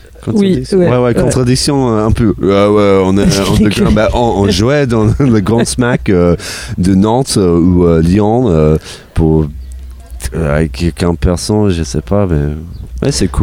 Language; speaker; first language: French; non-native, learner; English